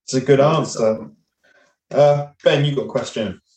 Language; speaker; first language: English; native; English